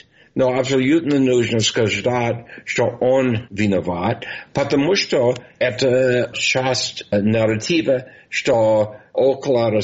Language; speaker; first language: Russian; non-native, fluent; English